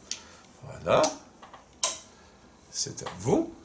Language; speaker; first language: French; native; French